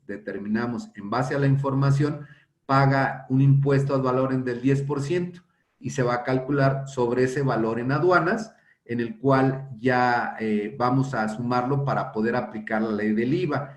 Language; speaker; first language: Spanish; native; Spanish